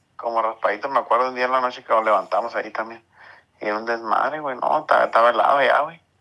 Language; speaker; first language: Spanish; early bilingual, heritage; Spanish